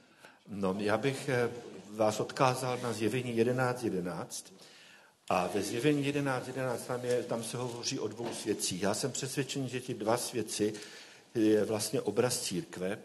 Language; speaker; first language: Czech; native; Czech